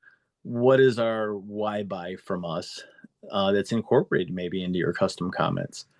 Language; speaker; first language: English; native; English